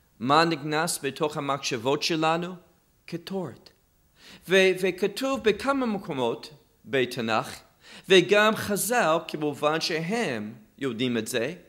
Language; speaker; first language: Hebrew; non-native, fluent; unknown